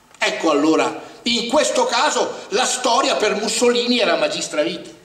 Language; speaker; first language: Italian; native; Italian